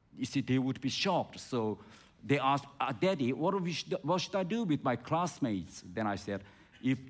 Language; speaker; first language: English; non-native, fluent; Korean